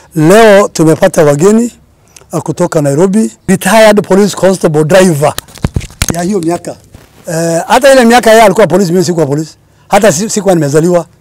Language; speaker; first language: Swahili; non-native, local second language; Somali